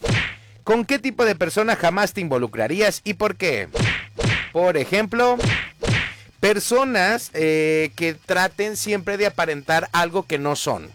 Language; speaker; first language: Spanish; native; Spanish